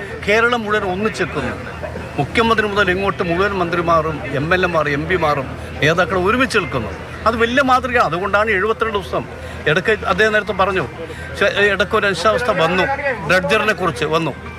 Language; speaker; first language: Malayalam; native; Malayalam